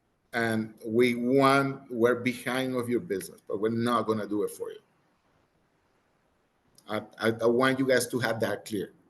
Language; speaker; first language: English; non-native, fluent; Spanish